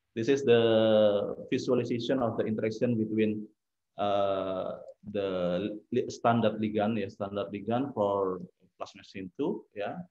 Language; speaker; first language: English; non-native, learner; Indonesian